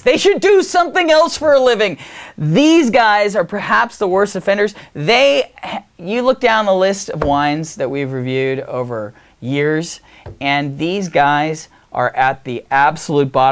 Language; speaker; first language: English; native; English